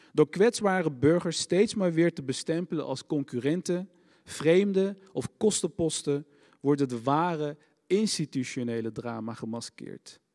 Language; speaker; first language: Dutch; native; Dutch